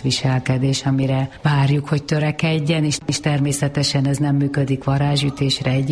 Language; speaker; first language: Hungarian; native; Hungarian